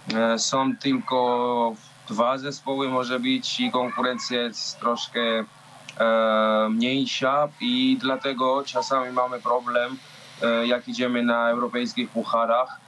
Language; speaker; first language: Polish; non-native, learner; Georgian